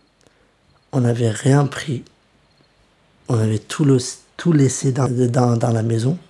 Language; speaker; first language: French; early bilingual, other home language; Kurdish